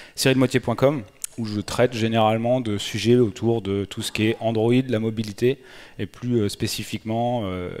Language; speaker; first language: French; native; French